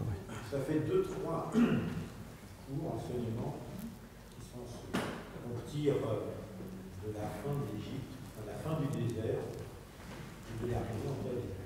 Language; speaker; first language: French; native; French